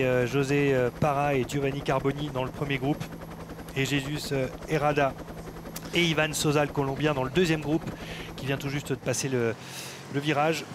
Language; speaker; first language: French; native; French